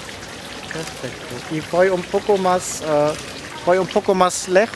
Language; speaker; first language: Spanish; non-native, learner; German